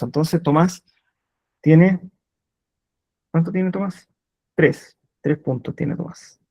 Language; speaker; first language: Spanish; native; Spanish